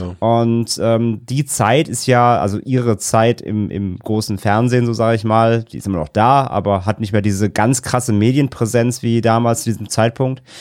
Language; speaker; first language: German; native; German